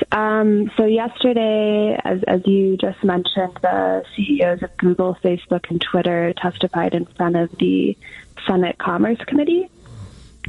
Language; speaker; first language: English; native; English